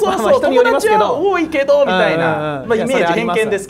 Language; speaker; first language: Japanese; native; Japanese